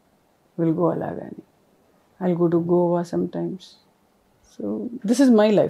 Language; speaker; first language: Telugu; non-native, local second language; Kannada